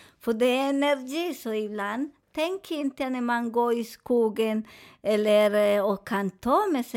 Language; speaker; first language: Swedish; non-native, fluent; Spanish